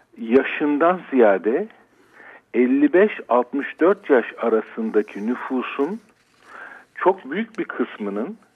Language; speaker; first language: Turkish; native; Turkish